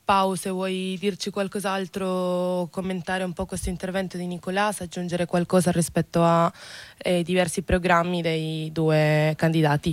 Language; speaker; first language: Italian; non-native, fluent; Spanish